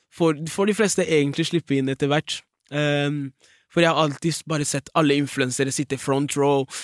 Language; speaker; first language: Norwegian; early bilingual, other home language; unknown